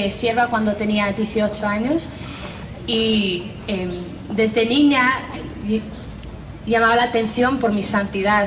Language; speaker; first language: Spanish; non-native, fluent; English